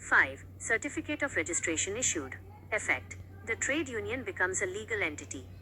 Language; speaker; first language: English; non-native, local second language; Marathi